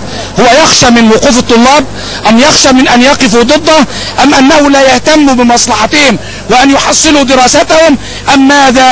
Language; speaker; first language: Arabic; native; Arabic